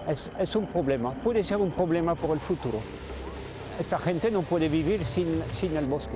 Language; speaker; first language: Spanish; non-native, fluent; French